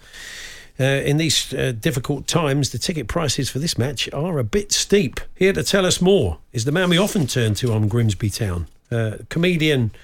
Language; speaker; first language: English; native; English